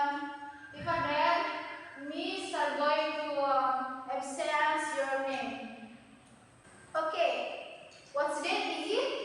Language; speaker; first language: English; non-native, learner; Indonesian